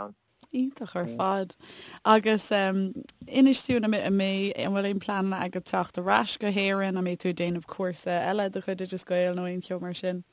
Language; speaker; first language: Irish; native; Irish